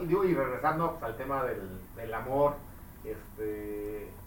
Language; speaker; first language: Spanish; native; Spanish